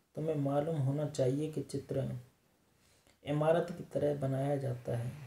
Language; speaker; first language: Hindi; native; Hindi